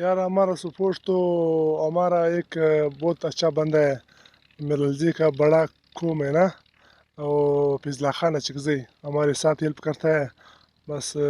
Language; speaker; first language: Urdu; non-native, local second language; Pashto